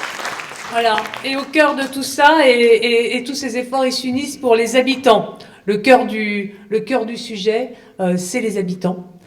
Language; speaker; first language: French; native; French